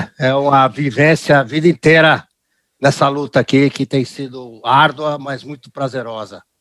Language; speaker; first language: Portuguese; early bilingual, other home language; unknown